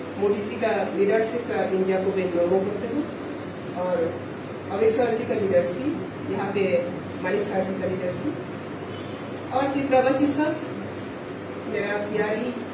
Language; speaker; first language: Hindi; non-native, local second language; Kok Borok